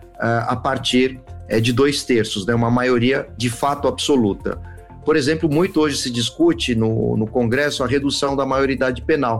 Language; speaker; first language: Portuguese; native; Portuguese